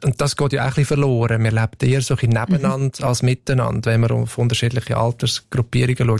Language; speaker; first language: German; native; German